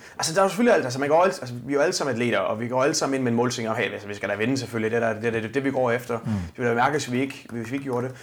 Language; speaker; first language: Danish; native; Danish